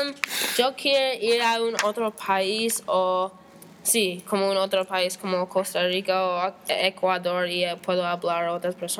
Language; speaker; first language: Spanish; non-native, learner; English